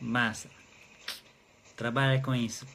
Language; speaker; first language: Portuguese; non-native, fluent; Hebrew